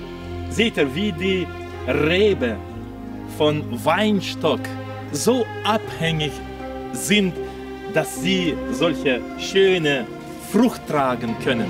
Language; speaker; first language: German; non-native, fluent; Russian